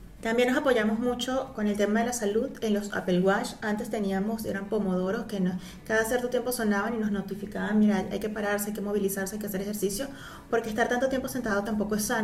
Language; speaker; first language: Spanish; native; Spanish